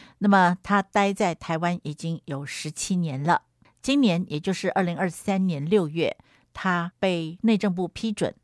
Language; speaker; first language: Chinese; native; Chinese